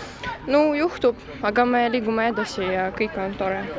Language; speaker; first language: Estonian; non-native, local second language; Russian